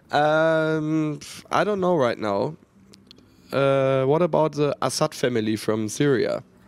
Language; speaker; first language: English; non-native, fluent; German